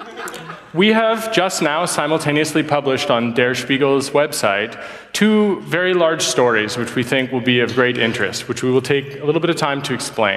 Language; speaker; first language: English; native; English